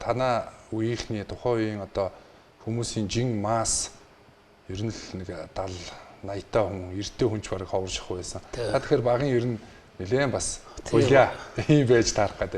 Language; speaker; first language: Mongolian; native; Mongolian